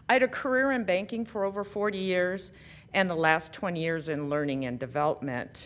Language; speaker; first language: English; native; English